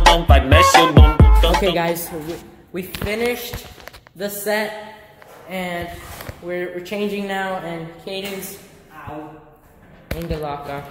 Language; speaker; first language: English; native; English